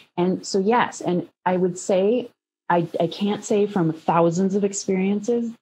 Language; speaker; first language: English; native; English